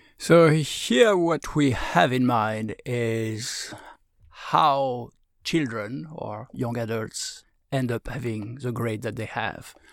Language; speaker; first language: English; non-native, fluent; French